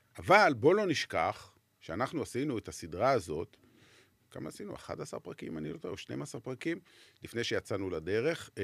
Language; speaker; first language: Hebrew; native; Hebrew